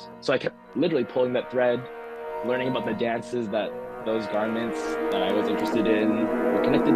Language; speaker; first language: English; native; English